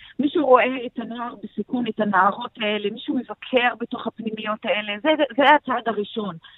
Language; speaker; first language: Hebrew; non-native, local second language; Arabic